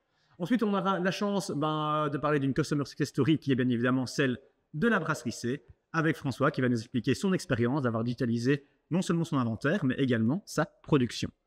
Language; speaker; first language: French; native; French